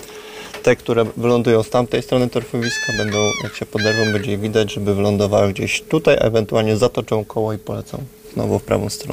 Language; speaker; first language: Polish; native; Polish